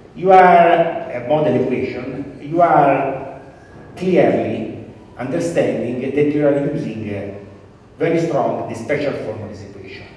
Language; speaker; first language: English; non-native, fluent; Italian